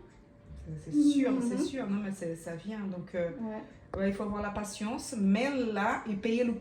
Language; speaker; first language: French; non-native, fluent; Portuguese